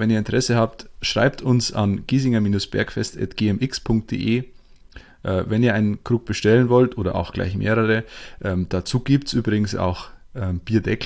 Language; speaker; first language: German; native; German